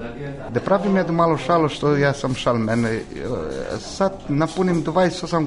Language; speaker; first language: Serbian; non-native, learner; Romanian